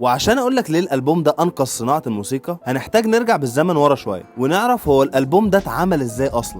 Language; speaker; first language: Arabic; native; Arabic